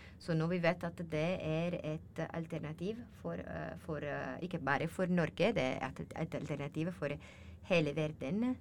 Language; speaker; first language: Norwegian; non-native, learner; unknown